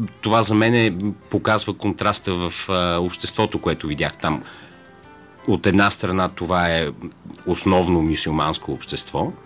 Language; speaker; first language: Bulgarian; native; Bulgarian